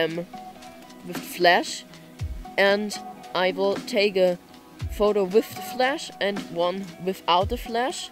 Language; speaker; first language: English; non-native, fluent; German